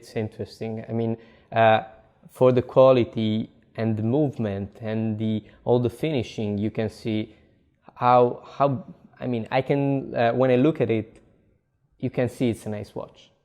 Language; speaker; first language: English; non-native, fluent; Italian